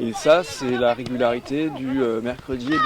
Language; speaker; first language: French; native; French